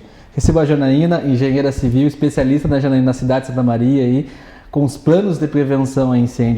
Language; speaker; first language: Portuguese; native; Portuguese